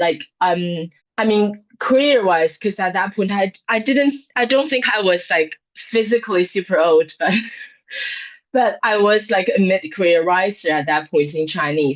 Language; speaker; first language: English; non-native, fluent; Chinese